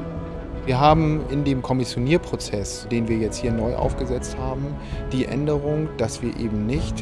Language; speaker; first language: German; native; German